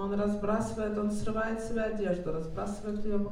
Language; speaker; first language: Russian; native; Russian